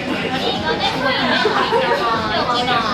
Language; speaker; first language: Japanese; native; Japanese